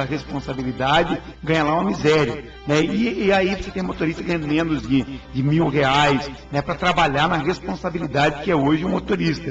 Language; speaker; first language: Portuguese; native; Portuguese